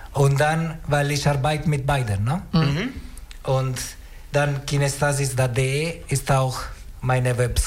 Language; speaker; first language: German; non-native, learner; Italian